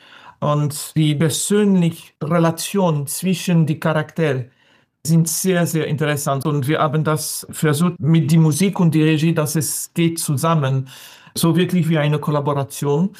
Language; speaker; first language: German; non-native, fluent; French